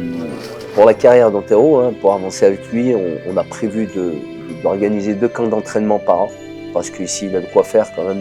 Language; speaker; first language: French; native; French